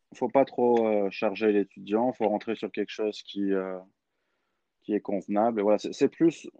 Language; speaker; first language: French; native; French